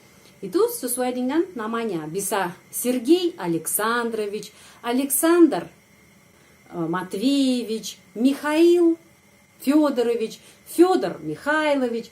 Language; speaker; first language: Indonesian; non-native, fluent; Russian